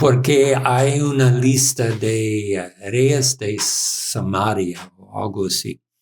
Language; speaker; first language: Spanish; non-native, learner; English